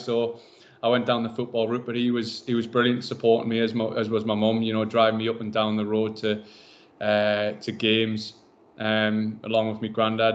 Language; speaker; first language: English; native; English